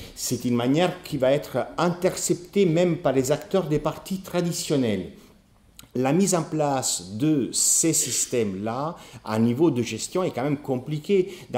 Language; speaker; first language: French; non-native, fluent; Italian